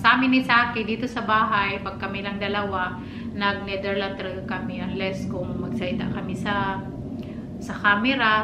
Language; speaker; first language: Filipino; non-native, local second language; Cebuano